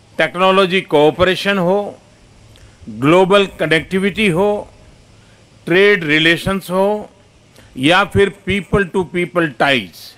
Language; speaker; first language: Hindi; non-native, local second language; Gujarati